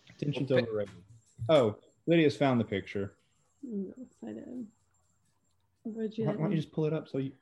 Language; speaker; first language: English; early bilingual, other home language; French